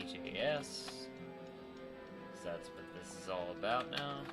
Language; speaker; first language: English; native; English